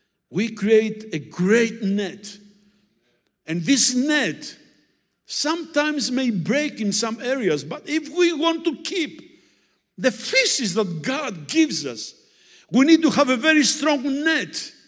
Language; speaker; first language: English; non-native, fluent; Greek